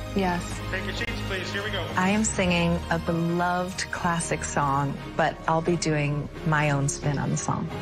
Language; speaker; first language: English; native; English